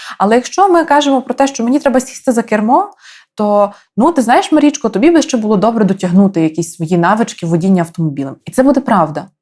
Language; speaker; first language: Ukrainian; native; Ukrainian